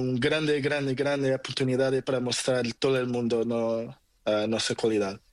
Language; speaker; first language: Spanish; non-native, learner; Portuguese